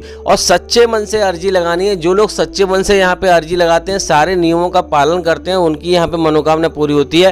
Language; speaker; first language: Hindi; native; Hindi